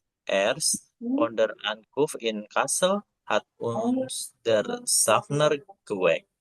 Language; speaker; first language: German; non-native, learner; Indonesian